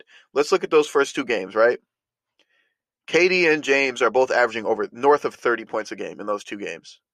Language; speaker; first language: English; native; English